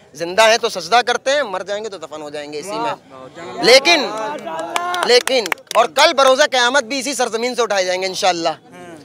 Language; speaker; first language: Hindi; native; Hindi